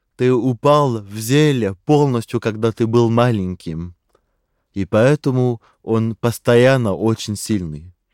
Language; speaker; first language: Russian; non-native, fluent; French